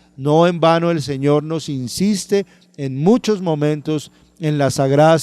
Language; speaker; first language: Spanish; native; Spanish